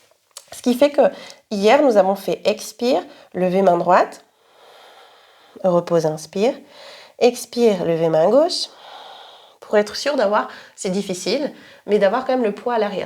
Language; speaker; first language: French; native; French